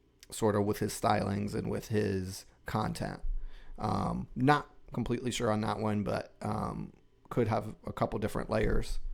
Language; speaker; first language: English; native; English